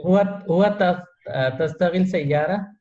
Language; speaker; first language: Arabic; non-native, learner; Urdu